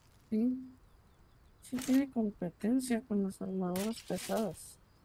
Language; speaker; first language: Spanish; native; Spanish